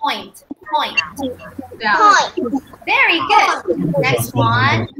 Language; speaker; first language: English; non-native, fluent; Chinese